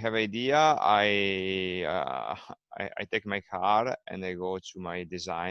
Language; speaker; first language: English; non-native, learner; Italian